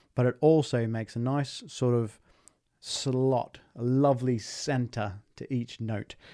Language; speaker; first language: English; native; English